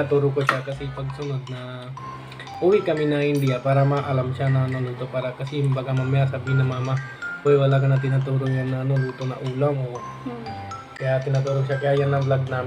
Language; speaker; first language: Filipino; non-native, learner; Punjabi